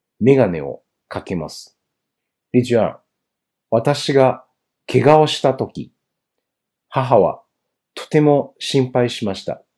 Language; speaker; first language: Japanese; non-native, fluent; Chinese